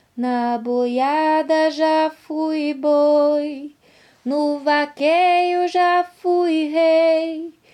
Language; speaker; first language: French; non-native, fluent; Portuguese